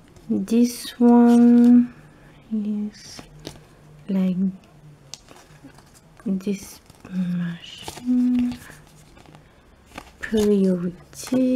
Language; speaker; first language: English; non-native, learner; French